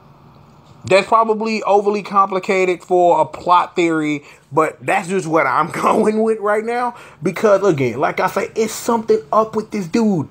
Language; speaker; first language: English; native; English